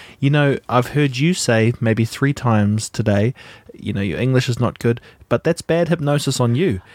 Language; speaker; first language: English; native; English